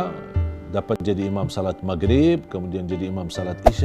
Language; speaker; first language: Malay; non-native, fluent; Arabic